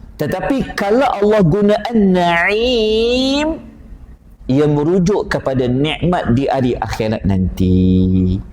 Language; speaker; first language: Malay; native; Malay